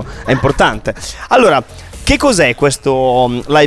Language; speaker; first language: Italian; native; Italian